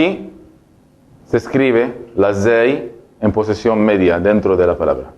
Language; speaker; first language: Spanish; non-native, fluent; Arabic